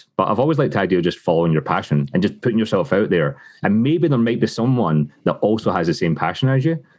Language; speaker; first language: English; native; English